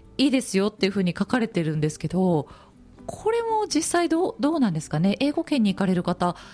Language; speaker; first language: Japanese; native; Japanese